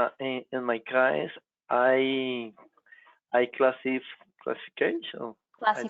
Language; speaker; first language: English; non-native, local second language; Spanish